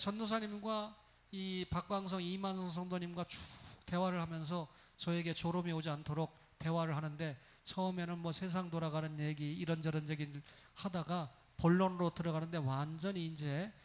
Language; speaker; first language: Korean; native; Korean